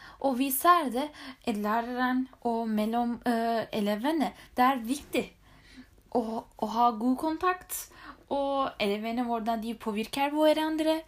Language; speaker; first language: Norwegian; non-native, learner; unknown